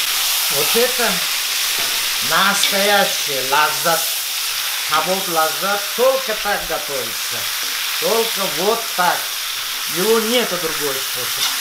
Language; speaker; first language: Russian; non-native, fluent; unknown